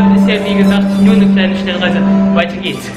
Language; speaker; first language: German; native; German